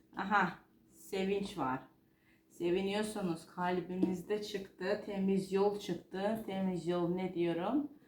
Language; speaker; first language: Turkish; non-native, fluent; Georgian